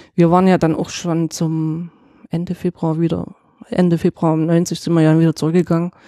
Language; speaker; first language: German; native; German